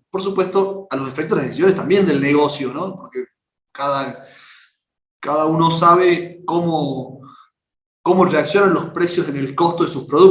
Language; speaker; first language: Spanish; native; Spanish